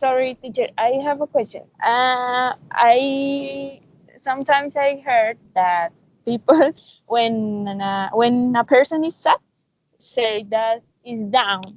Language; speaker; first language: English; non-native, learner; Spanish